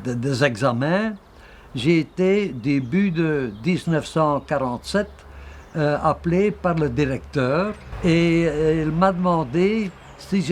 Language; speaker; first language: French; non-native, local second language; Dutch